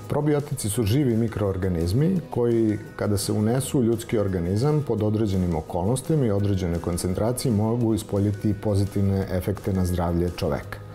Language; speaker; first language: Serbian; native; Serbian